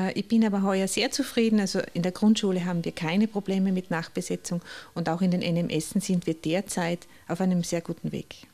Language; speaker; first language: German; native; German